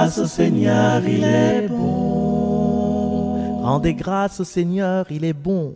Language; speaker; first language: French; non-native, local second language; Malagasy